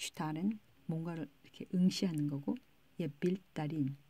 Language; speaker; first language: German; non-native, fluent; Korean